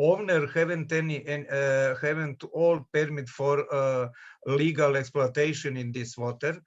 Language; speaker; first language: English; non-native, learner; Serbian